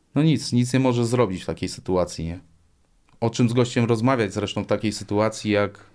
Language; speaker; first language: Polish; native; Polish